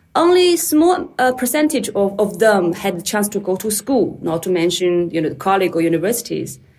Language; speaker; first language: English; non-native, fluent; Chinese